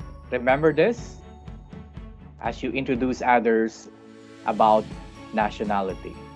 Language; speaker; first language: English; non-native, local second language; Filipino